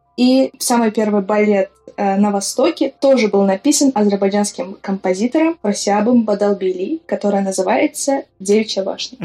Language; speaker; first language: Russian; non-native, local second language; Azerbaijani